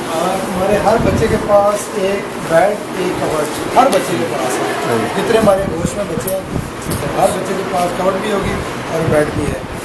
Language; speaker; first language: Urdu; non-native, local second language; Pahari-Potwari